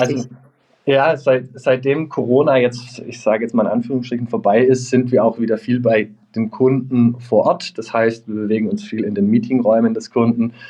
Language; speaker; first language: German; native; German